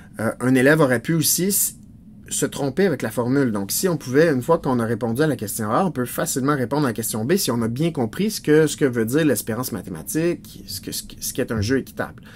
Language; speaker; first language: French; native; French